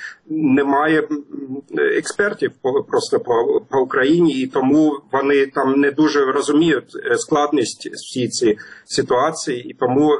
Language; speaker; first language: Ukrainian; non-native, fluent; German